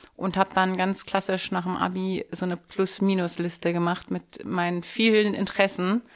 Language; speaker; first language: German; native; German